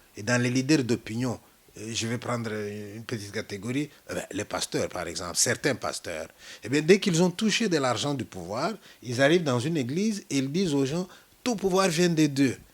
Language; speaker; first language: French; non-native, local second language; Luba-Lulua